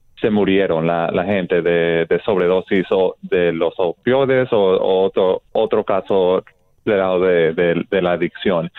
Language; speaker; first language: Spanish; non-native, fluent; English